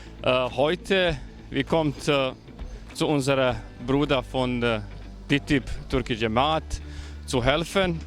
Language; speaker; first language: German; non-native, learner; Bosnian